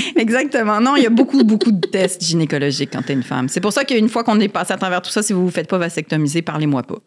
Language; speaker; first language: French; native; French